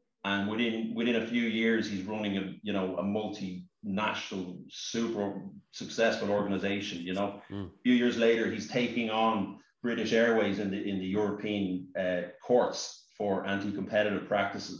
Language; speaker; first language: English; native; English